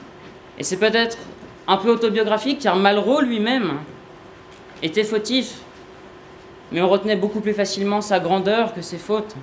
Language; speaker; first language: French; native; French